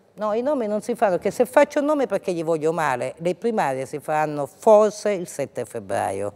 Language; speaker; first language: Italian; native; Italian